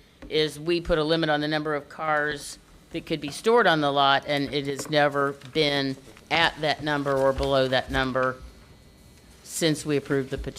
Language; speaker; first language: English; native; English